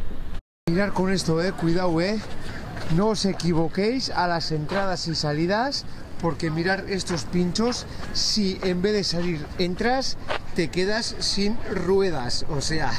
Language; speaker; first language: Spanish; native; Spanish